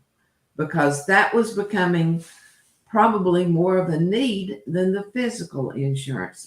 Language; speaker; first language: English; native; English